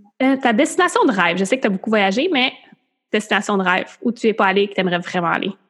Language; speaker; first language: French; native; French